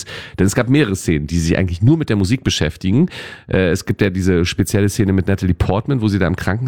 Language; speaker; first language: German; native; German